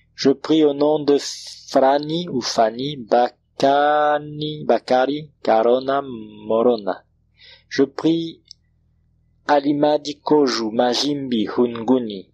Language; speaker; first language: French; non-native, local second language; Comorian